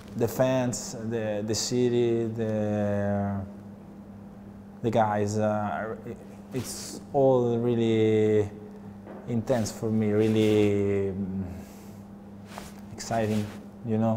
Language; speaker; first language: English; non-native, learner; Italian